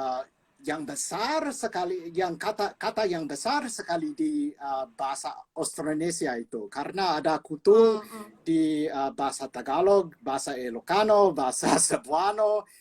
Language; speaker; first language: Indonesian; non-native, fluent; English